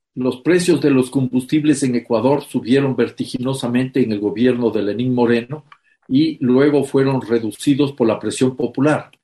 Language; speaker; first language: Spanish; native; Spanish